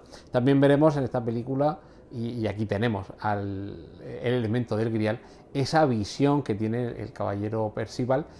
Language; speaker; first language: Spanish; native; Spanish